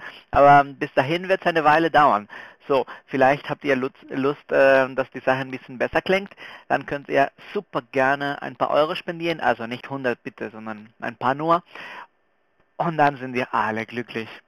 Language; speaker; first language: German; non-native, fluent; Spanish